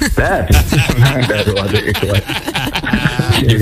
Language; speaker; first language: Hungarian; native; Hungarian